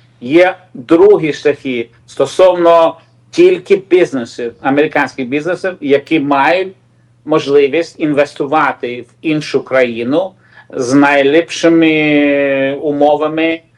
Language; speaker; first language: Ukrainian; non-native, local second language; Russian